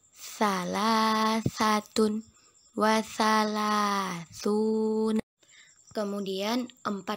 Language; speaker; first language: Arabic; non-native, fluent; Indonesian